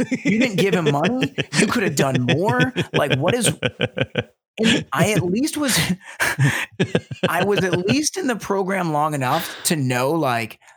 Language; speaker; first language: English; native; English